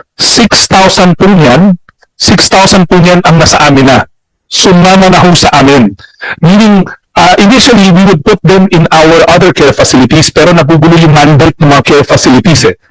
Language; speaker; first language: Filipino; native; Filipino